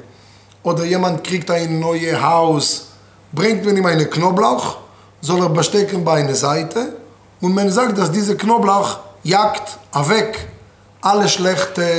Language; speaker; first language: German; non-native, fluent; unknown